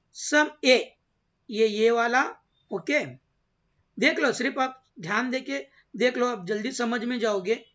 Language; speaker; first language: Hindi; non-native, local second language; Marathi